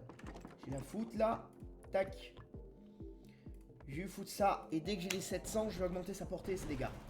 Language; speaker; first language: French; native; French